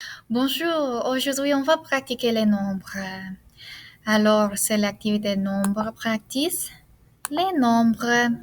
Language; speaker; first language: French; non-native, fluent; English